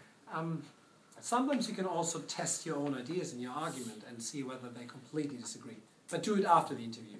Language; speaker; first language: English; non-native, fluent; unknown